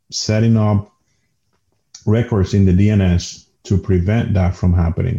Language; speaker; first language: English; non-native, fluent; Spanish